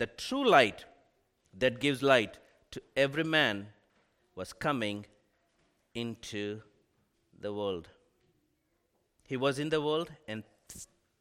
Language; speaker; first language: English; non-native, local second language; Telugu